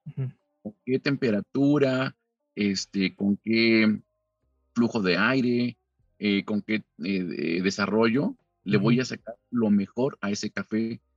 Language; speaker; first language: Spanish; native; Spanish